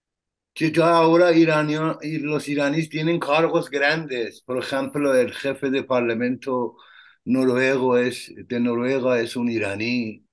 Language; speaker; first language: Spanish; non-native, learner; Persian